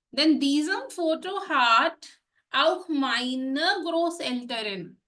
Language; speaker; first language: German; non-native, learner; Hindi